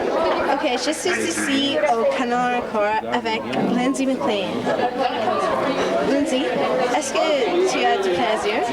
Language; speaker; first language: French; non-native, local second language; English